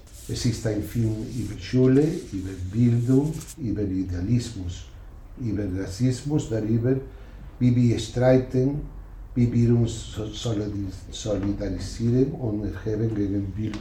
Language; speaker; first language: German; non-native, learner; Spanish